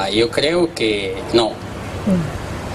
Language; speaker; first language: Spanish; non-native, learner; Arabic